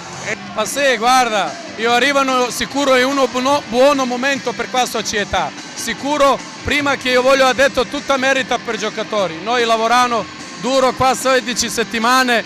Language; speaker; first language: Italian; non-native, learner; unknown